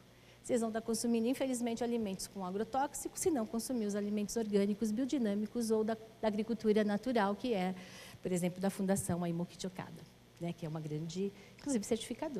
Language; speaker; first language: Portuguese; native; Portuguese